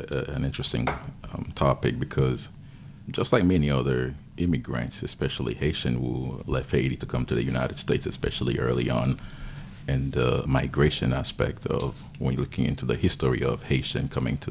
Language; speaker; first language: English; non-native, fluent; Haitian Creole